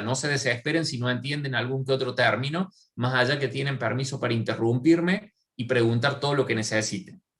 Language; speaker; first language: Spanish; native; Spanish